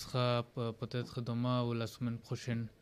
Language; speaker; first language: French; non-native, learner; Bangla